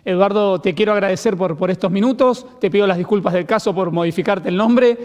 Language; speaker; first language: Spanish; native; Spanish